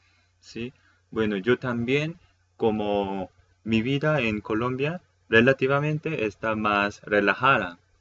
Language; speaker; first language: Spanish; non-native, fluent; Korean